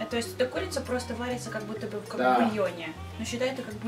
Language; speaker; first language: Russian; native; Russian